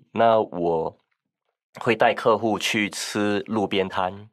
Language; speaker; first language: Chinese; non-native, local second language; Min Nan Chinese